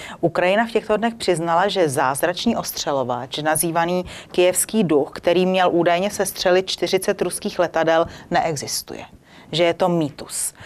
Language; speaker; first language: Czech; native; Czech